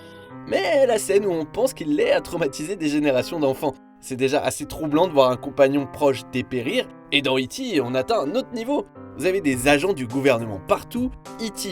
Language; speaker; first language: French; native; French